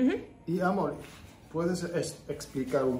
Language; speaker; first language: Spanish; non-native, learner; Turkish